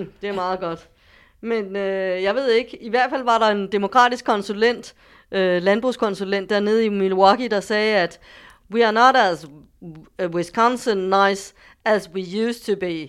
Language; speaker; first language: Danish; native; Danish